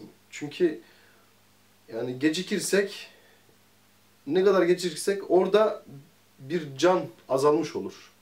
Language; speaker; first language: Turkish; early bilingual, heritage; Turkish